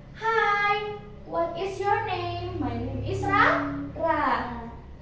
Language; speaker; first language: English; non-native, fluent; Indonesian